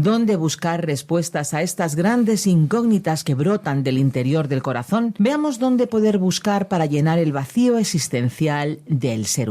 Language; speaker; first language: Spanish; native; Spanish